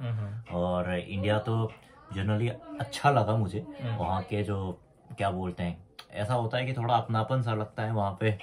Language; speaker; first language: Hindi; non-native, fluent; Korean